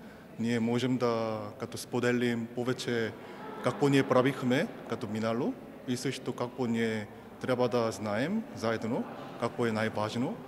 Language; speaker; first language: Bulgarian; non-native, learner; Korean